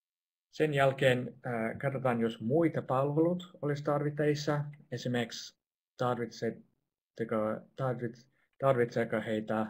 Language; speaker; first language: Finnish; non-native, fluent; English